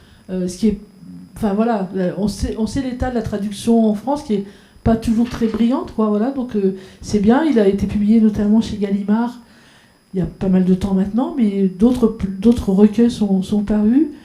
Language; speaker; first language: French; native; French